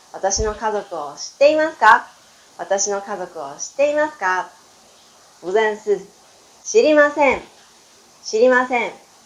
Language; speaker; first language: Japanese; non-native, fluent; Chinese